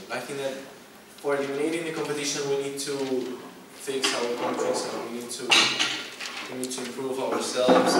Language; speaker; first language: English; non-native, learner; Spanish